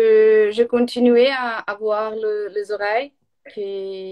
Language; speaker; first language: French; non-native, learner; Portuguese